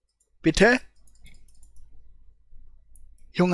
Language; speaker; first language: German; native; German